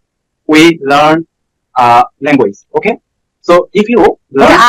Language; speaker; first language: English; non-native, learner; Bangla